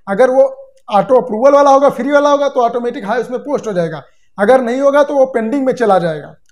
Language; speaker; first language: Hindi; native; Hindi